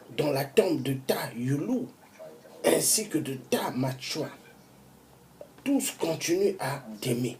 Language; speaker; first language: French; non-native, local second language; Kongo